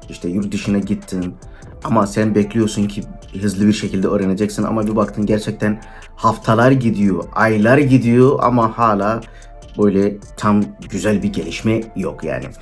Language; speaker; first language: Turkish; non-native, fluent; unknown